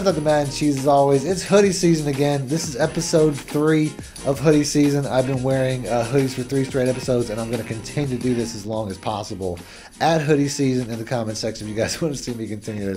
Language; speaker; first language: English; native; English